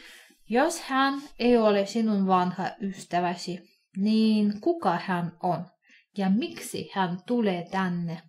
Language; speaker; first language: Finnish; non-native, fluent; Russian